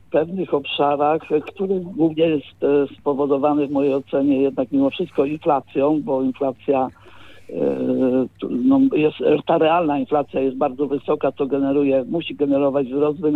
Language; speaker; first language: Polish; native; Polish